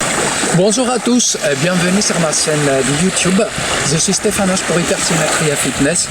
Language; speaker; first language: French; non-native, fluent; Greek